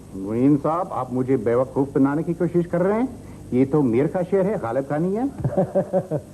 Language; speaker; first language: Urdu; non-native, fluent; English